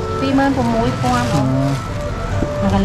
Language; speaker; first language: Korean; non-native, learner; Khmer